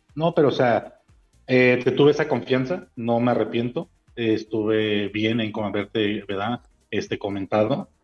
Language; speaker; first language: Spanish; early bilingual, heritage; Spanish